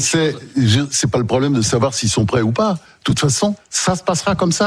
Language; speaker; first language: French; native; French